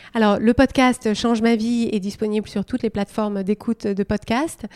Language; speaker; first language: French; native; French